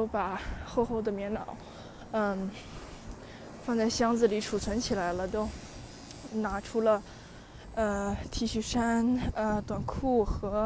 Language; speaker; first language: Chinese; early bilingual, heritage; Chinese